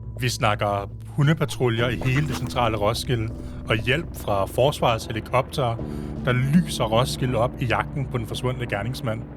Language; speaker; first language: Danish; native; Danish